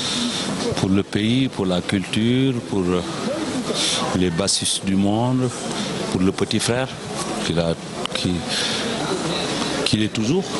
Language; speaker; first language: French; non-native, local second language; Wolof